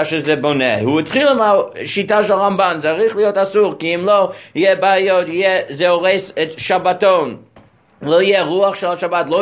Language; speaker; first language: Hebrew; non-native, fluent; English